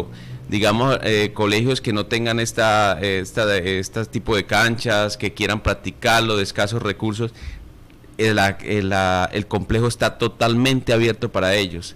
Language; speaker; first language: Spanish; native; Spanish